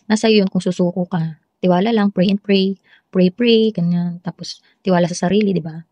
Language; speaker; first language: Filipino; native; Filipino